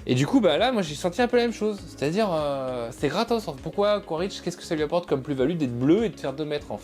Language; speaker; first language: French; native; French